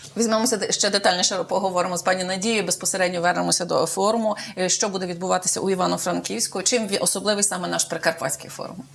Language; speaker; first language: Ukrainian; native; Ukrainian